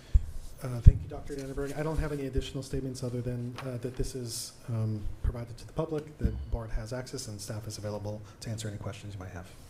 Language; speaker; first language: English; native; English